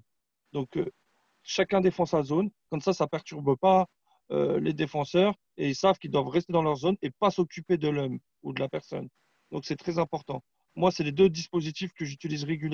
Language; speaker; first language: French; non-native, fluent; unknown